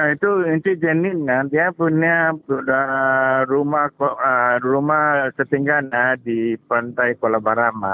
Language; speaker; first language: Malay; non-native, local second language; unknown